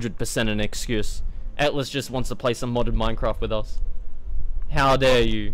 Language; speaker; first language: English; native; English